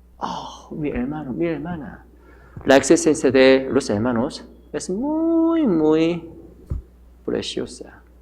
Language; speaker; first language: Spanish; non-native, fluent; Korean